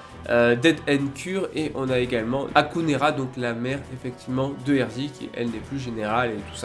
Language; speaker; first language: French; native; French